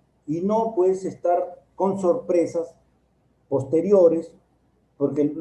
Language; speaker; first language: Spanish; native; Spanish